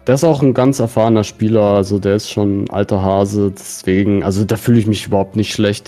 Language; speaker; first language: German; native; German